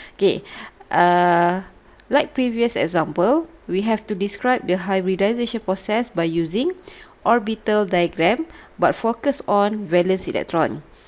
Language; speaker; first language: English; non-native, local second language; Malay